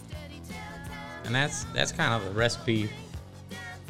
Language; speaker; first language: English; native; English